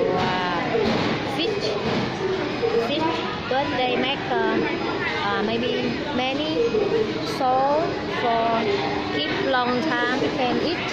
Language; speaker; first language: English; non-native, learner; Vietnamese